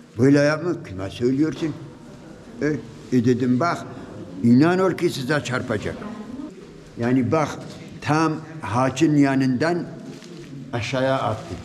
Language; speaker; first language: Turkish; non-native, local second language; Turoyo